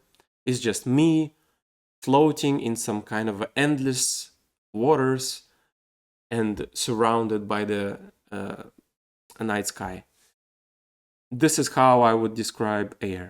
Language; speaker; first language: English; non-native, fluent; Russian